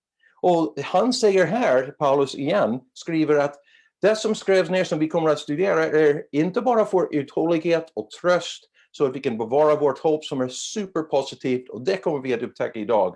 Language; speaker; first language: Swedish; non-native, fluent; English